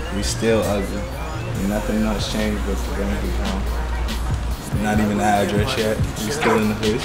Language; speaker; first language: English; native; English